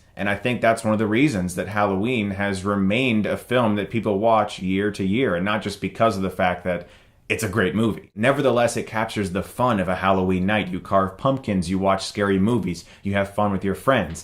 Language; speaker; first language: English; native; English